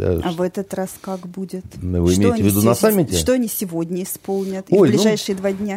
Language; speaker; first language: Russian; native; Russian